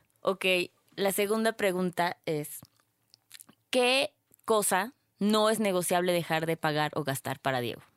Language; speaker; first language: Spanish; native; Spanish